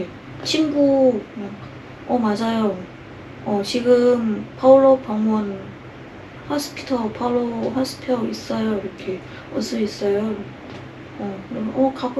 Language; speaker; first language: Korean; non-native, learner; Thai